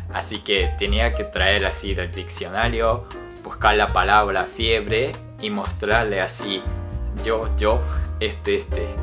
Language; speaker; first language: Spanish; non-native, fluent; Japanese